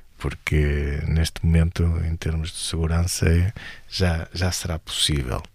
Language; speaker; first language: Portuguese; native; Portuguese